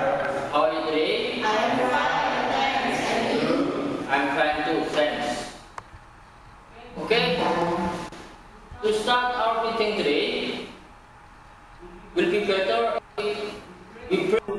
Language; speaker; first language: English; non-native, learner; Indonesian